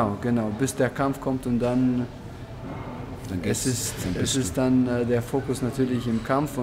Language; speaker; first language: German; non-native, fluent; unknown